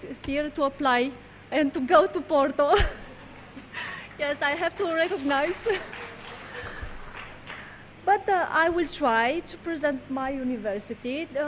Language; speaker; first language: English; non-native, learner; Romanian